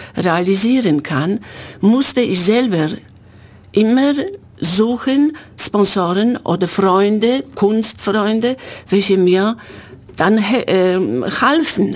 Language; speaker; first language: German; non-native, fluent; Polish